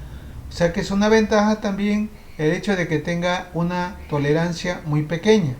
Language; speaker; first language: Spanish; native; Spanish